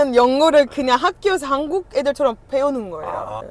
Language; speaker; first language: Korean; non-native, fluent; Turkish